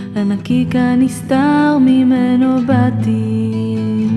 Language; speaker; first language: Hebrew; early bilingual, other home language; English